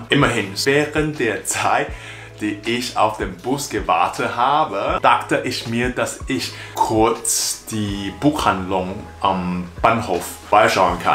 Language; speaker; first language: German; non-native, learner; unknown